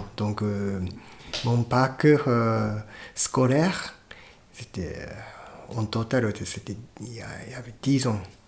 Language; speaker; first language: French; non-native, fluent; Japanese